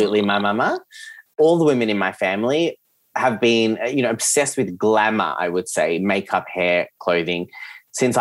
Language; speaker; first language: English; early bilingual, other home language; Serbian